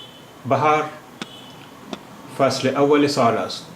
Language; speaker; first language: Persian; non-native, fluent; Urdu